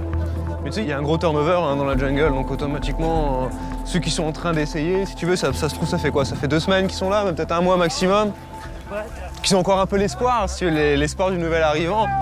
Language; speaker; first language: French; native; French